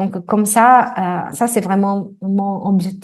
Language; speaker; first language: French; non-native, fluent; Italian